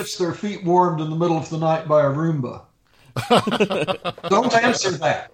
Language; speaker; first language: English; native; English